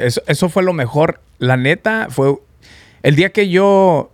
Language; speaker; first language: Spanish; early bilingual, heritage; Spanish